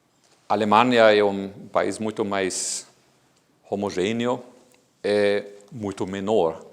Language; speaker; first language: Portuguese; non-native, fluent; German